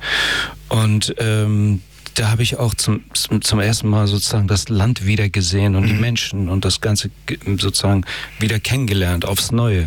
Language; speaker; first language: German; early bilingual, other home language; Persian